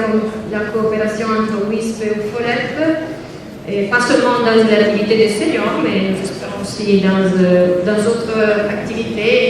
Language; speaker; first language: French; non-native, learner; Italian